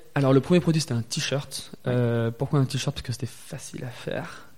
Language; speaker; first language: French; native; French